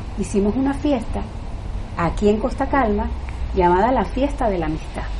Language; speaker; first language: Spanish; native; Spanish